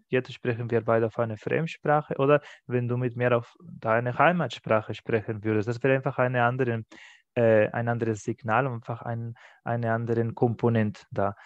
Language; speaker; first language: German; non-native, fluent; Spanish